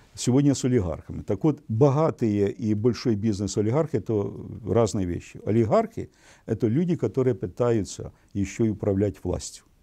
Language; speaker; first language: Russian; non-native, local second language; Ukrainian